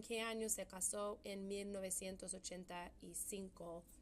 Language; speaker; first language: Spanish; non-native, fluent; English